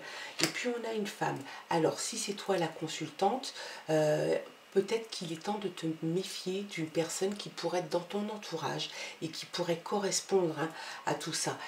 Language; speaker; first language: French; native; French